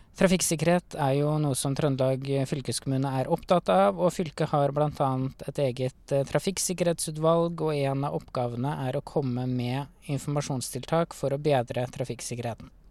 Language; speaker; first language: Norwegian; native; Norwegian